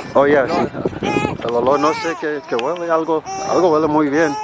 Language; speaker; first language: Spanish; non-native, learner; Haitian Creole